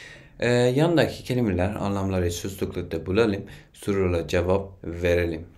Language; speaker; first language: Turkish; non-native, fluent; Persian